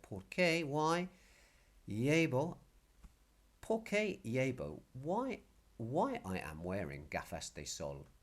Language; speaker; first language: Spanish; non-native, fluent; English